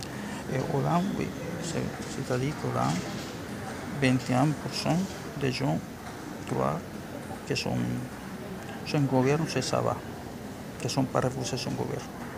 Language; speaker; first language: French; non-native, learner; Spanish